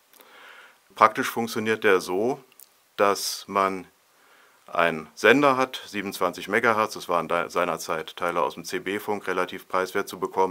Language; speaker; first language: German; native; German